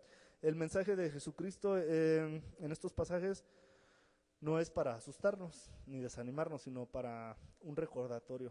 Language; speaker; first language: Spanish; native; Spanish